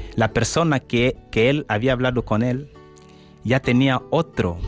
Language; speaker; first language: Spanish; non-native, fluent; Portuguese